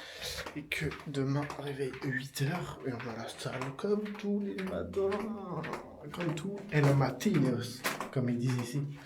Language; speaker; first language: French; native; French